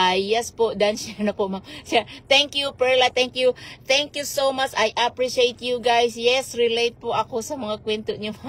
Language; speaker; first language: Filipino; native; Filipino